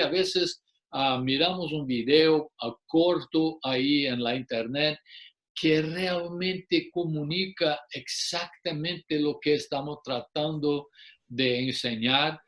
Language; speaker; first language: Spanish; non-native, fluent; English